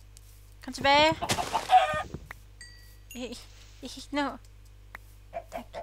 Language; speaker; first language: Danish; native; Danish